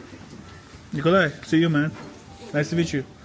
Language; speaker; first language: English; non-native, learner; Turkish